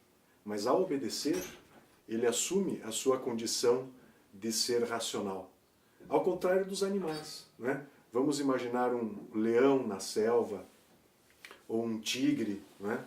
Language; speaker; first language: Portuguese; native; Portuguese